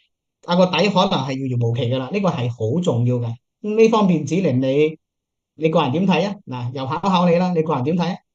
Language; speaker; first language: Cantonese; native; Cantonese